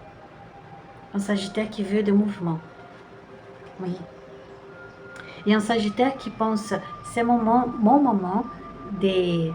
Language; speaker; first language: French; non-native, fluent; Portuguese